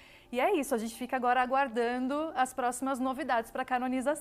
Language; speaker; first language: Portuguese; native; Portuguese